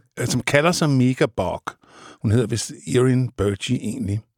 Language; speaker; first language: Danish; native; Danish